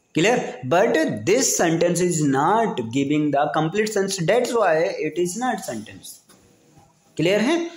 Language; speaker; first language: Hindi; native; Hindi